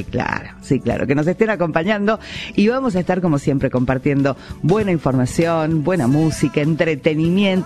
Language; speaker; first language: Spanish; native; Spanish